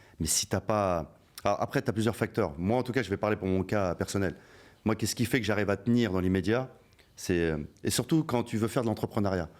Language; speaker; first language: French; native; French